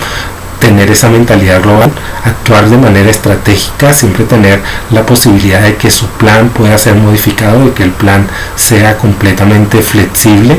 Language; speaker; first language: Spanish; native; Spanish